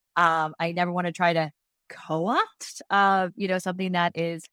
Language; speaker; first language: English; native; English